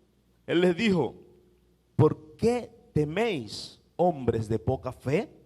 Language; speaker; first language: Spanish; native; Spanish